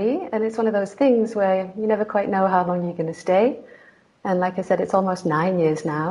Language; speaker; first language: English; native; English